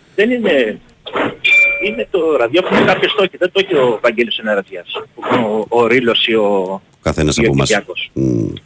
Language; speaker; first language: Greek; native; Greek